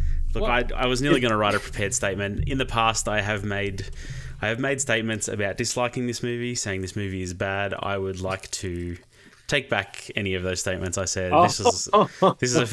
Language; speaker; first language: English; native; English